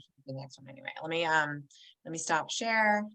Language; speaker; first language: English; native; English